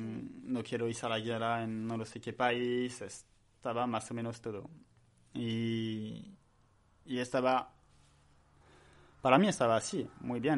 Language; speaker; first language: Spanish; non-native, learner; French